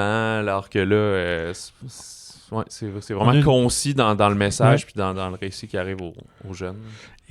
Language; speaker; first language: French; native; French